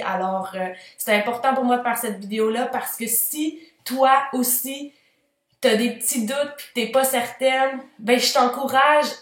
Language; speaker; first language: French; native; French